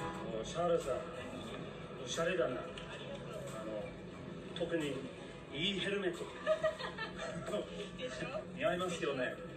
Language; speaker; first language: Japanese; non-native, fluent; English